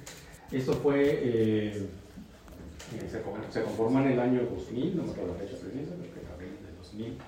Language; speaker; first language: Spanish; native; Spanish